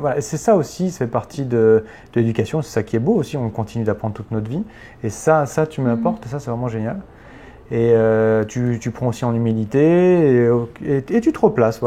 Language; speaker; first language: French; native; French